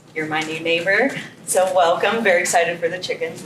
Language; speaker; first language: English; native; English